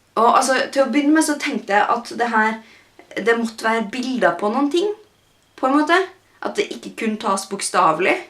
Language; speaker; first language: Norwegian; native; Norwegian